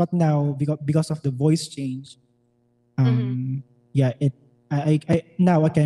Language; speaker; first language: English; non-native, local second language; Filipino